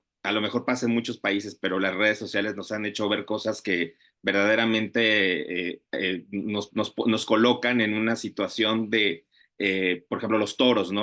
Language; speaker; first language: Spanish; native; Spanish